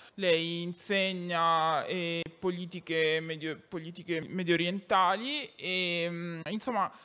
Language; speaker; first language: Italian; native; Italian